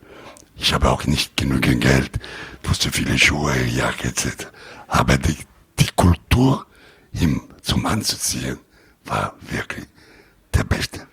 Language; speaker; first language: German; non-native, learner; Italian